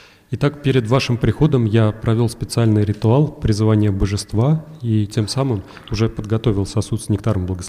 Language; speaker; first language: Russian; native; Russian